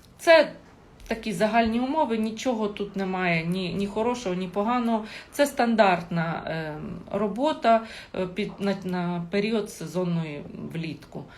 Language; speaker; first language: Ukrainian; non-native, local second language; Russian